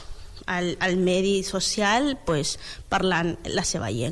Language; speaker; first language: Catalan; non-native, learner; Spanish